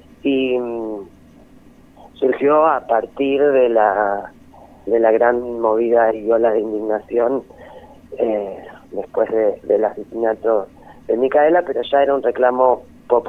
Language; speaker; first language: Spanish; native; Spanish